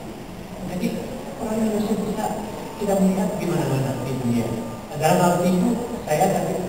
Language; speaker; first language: Indonesian; non-native, fluent; Japanese